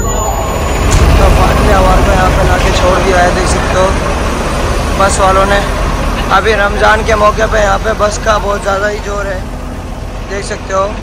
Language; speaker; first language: Hindi; native; Hindi